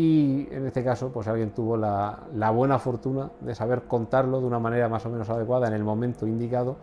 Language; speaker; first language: Spanish; native; Spanish